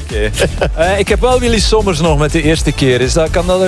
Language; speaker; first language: Dutch; native; Dutch